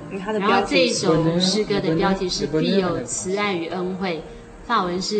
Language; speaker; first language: Chinese; native; Chinese